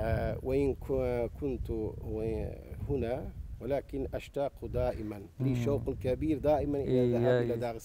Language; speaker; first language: Arabic; non-native, fluent; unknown